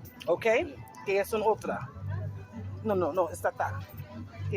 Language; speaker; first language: Spanish; non-native, learner; English